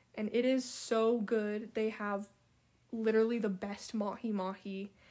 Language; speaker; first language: English; native; English